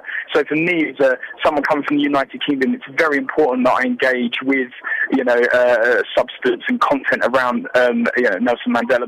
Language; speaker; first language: English; native; English